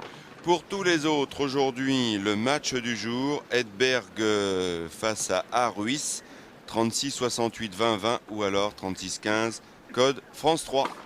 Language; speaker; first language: French; native; French